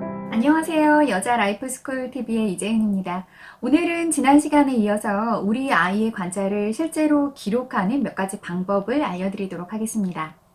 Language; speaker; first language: Korean; native; Korean